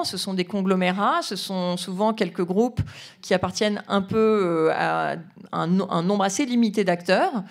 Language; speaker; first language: French; native; French